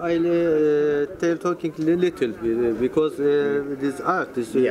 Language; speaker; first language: English; non-native, learner; Turkish